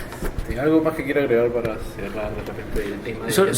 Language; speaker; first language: Spanish; native; Spanish